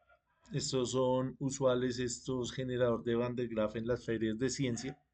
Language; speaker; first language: Spanish; native; Spanish